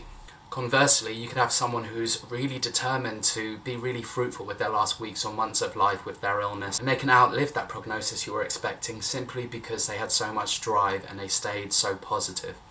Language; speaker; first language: English; native; English